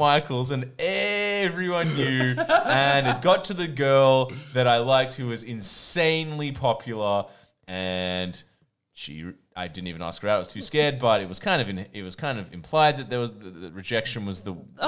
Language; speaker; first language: English; non-native, local second language; Croatian